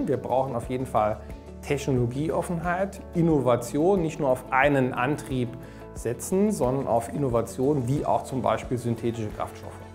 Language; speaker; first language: German; native; German